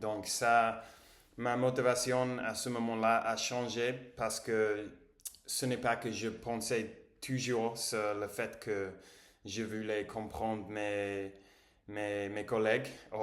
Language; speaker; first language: French; non-native, learner; English